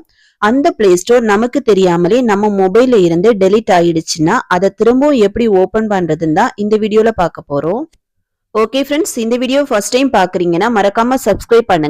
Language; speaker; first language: Tamil; native; Tamil